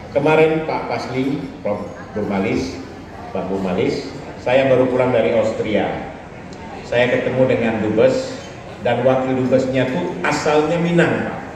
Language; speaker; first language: Indonesian; non-native, local second language; Minangkabau